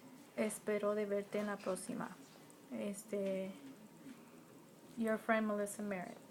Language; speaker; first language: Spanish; early bilingual, heritage; Spanish